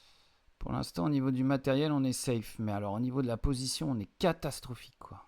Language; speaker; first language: French; native; French